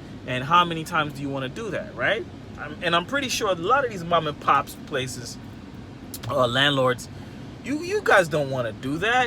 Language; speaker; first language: English; native; English